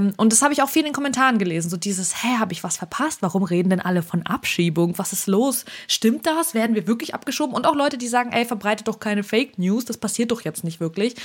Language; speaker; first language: German; early bilingual, other home language; Russian